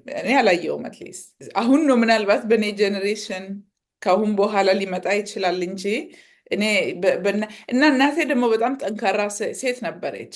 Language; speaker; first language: Amharic; early bilingual, heritage; Amharic